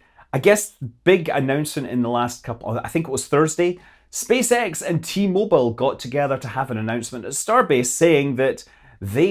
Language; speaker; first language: English; native; English